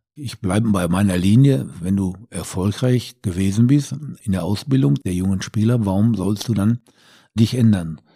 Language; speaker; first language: German; native; German